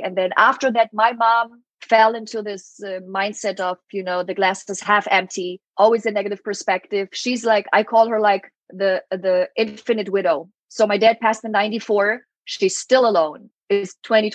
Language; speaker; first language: English; non-native, fluent; German